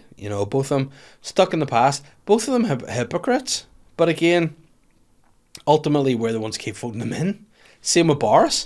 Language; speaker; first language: English; native; English